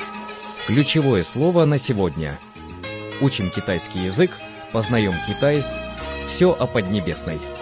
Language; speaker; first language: Russian; native; Russian